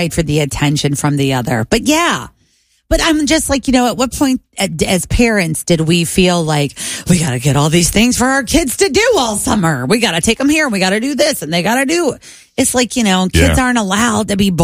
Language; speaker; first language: English; native; English